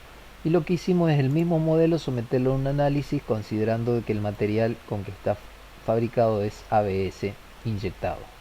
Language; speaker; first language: Spanish; native; Spanish